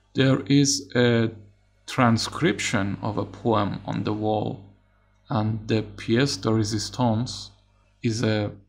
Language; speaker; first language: English; non-native, fluent; Persian